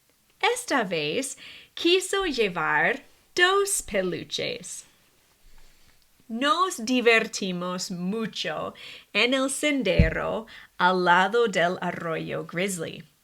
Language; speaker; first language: Spanish; non-native, fluent; English